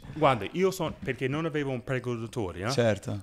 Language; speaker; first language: Italian; non-native, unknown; English